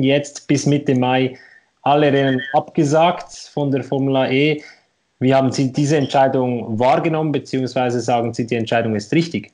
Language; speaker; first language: German; native; German